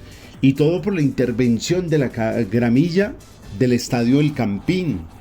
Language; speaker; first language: Spanish; native; Spanish